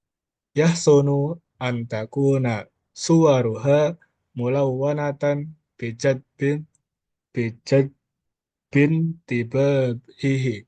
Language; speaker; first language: Arabic; non-native, learner; Indonesian